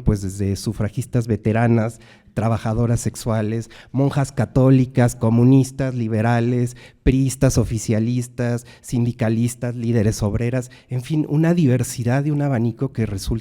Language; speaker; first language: Spanish; native; Spanish